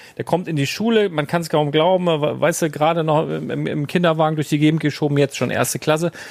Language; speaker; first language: German; native; German